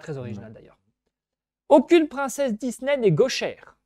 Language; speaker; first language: French; native; French